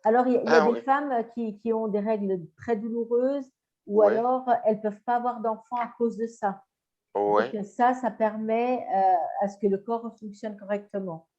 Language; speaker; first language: French; native; French